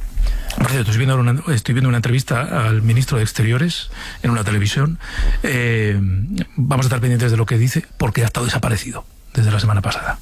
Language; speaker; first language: Spanish; native; Spanish